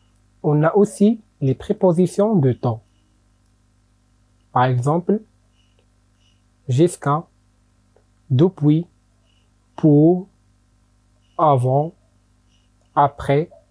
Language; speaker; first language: French; non-native, local second language; Arabic